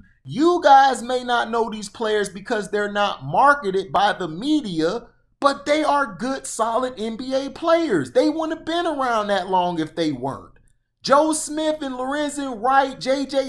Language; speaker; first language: English; native; English